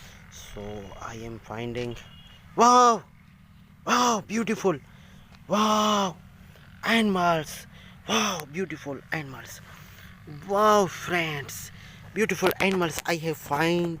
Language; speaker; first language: English; non-native, learner; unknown